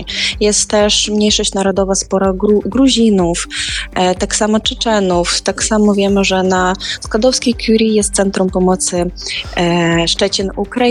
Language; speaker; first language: Polish; non-native, fluent; Ukrainian